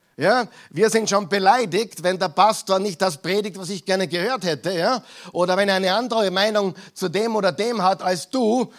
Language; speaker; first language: German; non-native, fluent; English